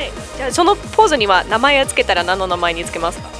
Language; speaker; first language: Japanese; non-native, fluent; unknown